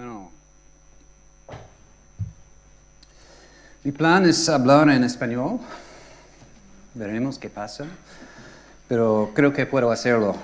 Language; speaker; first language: Spanish; non-native, fluent; English